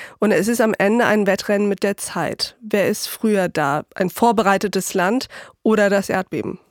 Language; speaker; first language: German; early bilingual, other home language; Turkish